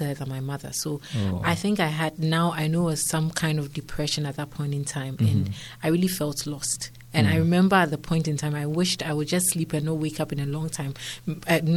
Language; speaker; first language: English; non-native, local second language; Akan